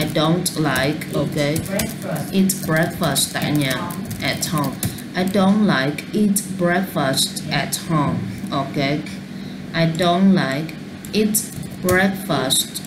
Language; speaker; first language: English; non-native, learner; Vietnamese